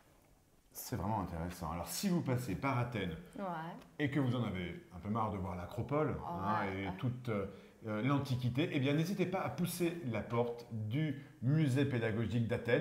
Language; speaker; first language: French; native; French